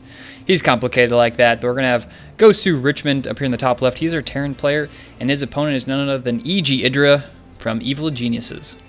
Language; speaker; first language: English; native; English